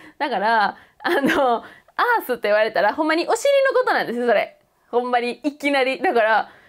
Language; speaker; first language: Japanese; non-native, fluent; Spanish